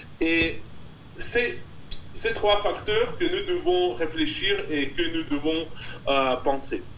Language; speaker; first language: French; non-native, fluent; Russian